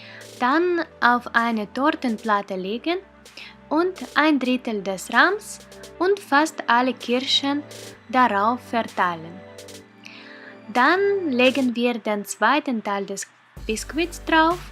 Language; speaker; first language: German; non-native, fluent; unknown